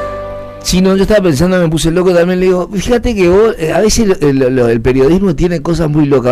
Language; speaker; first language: Spanish; native; Spanish